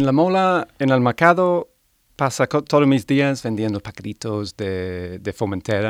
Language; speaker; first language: Spanish; non-native, learner; English